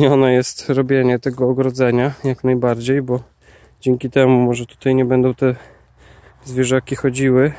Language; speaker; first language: Polish; native; Polish